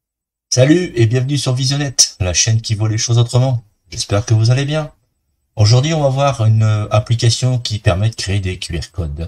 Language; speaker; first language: French; native; French